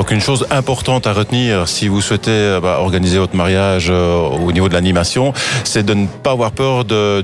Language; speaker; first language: French; native; French